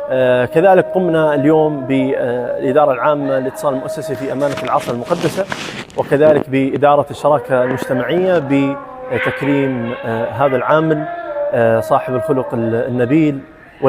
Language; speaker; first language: Arabic; native; Arabic